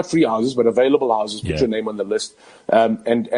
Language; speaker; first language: English; native; English